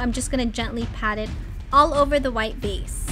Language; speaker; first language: English; native; English